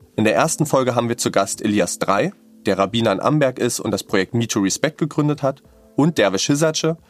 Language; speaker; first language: German; native; German